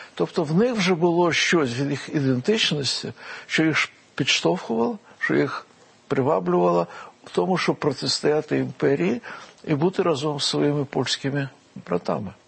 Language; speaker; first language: Ukrainian; non-native, local second language; Russian